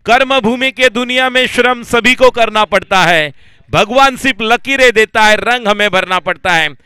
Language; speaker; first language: Hindi; non-native, local second language; Marathi